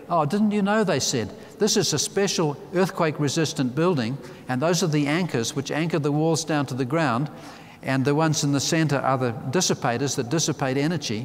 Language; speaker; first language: English; native; English